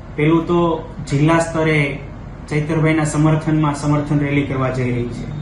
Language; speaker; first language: Gujarati; native; Gujarati